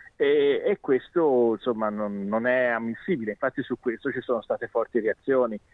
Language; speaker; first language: Italian; native; Italian